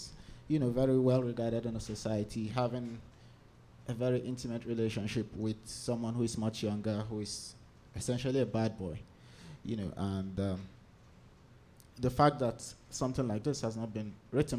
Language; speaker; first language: English; non-native, local second language; Hausa